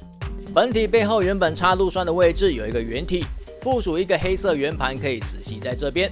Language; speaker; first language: Chinese; native; Chinese